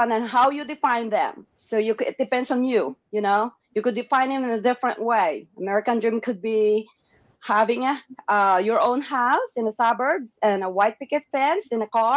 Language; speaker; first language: English; non-native, local second language; Hiligaynon